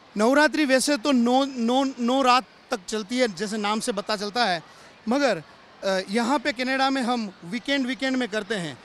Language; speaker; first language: Hindi; non-native, local second language; Gujarati